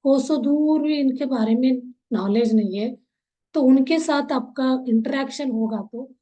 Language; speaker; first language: Hindi; non-native, local second language; Kannada